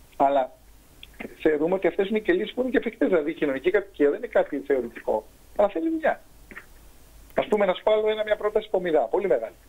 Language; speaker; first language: Greek; native; Greek